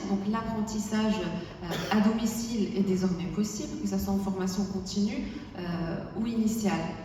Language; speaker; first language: French; non-native, local second language; Arabic